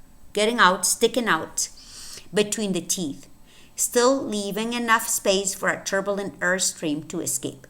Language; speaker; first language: English; non-native, fluent; Spanish